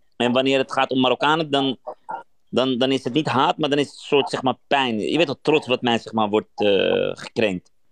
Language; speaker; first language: Dutch; early bilingual, other home language; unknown